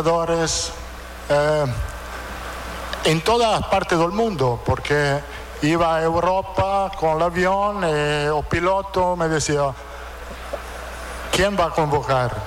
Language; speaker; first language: Portuguese; non-native, fluent; Italian